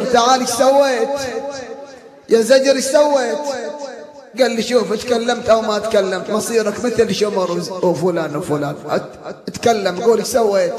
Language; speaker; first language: Arabic; native; Arabic